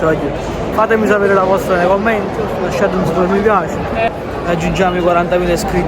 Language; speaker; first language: Italian; native; Italian